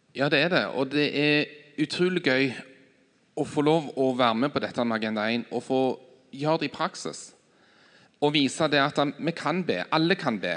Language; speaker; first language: Norwegian; native; Norwegian